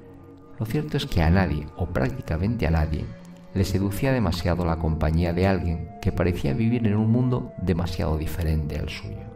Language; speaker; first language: Spanish; native; Spanish